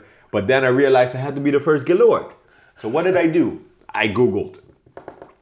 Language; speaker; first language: English; non-native, fluent; Papiamento